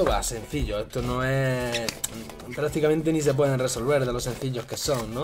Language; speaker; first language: Spanish; native; Spanish